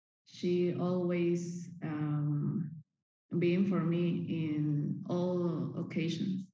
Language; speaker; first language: English; non-native, learner; Spanish